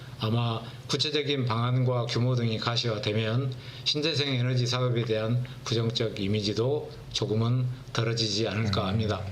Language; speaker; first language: Korean; native; Korean